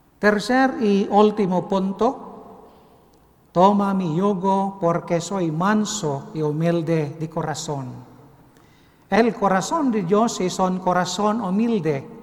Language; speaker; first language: Spanish; non-native, learner; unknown